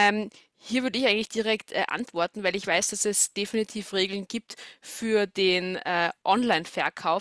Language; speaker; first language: German; native; German